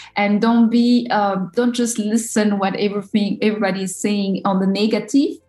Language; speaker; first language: English; non-native, fluent; French